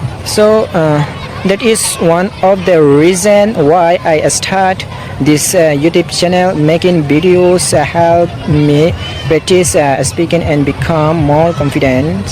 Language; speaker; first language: English; non-native, learner; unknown